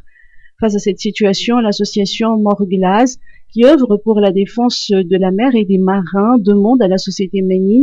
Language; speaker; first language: French; non-native, local second language; Malagasy